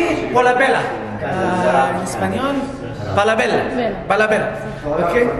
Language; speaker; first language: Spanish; non-native, learner; Arabic